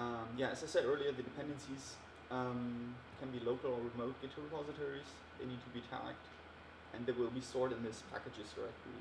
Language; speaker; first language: English; non-native, fluent; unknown